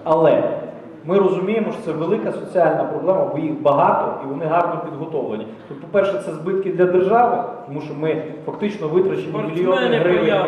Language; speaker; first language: Ukrainian; native; Ukrainian